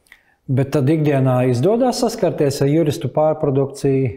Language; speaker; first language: Latvian; native; Latvian